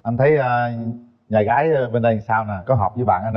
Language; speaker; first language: Vietnamese; native; Vietnamese